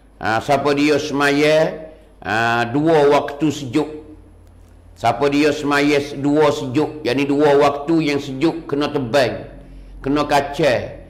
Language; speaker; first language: Malay; native; Malay